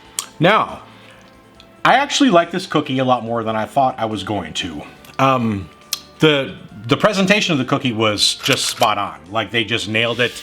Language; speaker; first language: English; native; English